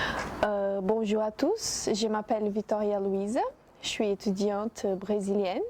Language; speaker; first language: French; non-native, fluent; Portuguese